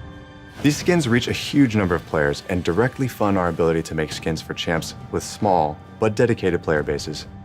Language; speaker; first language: English; native; English